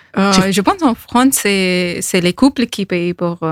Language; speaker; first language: French; non-native, learner; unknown